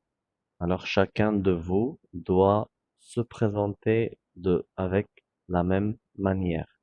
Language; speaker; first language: French; non-native, fluent; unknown